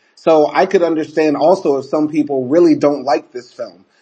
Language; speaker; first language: English; native; English